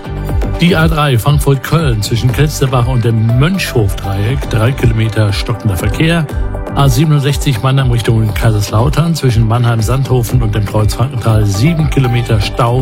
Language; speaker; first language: German; native; German